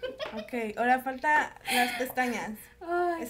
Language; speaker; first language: Spanish; early bilingual, heritage; Spanish